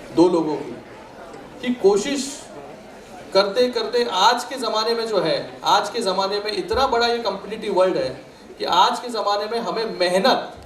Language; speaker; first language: Hindi; non-native, local second language; Marathi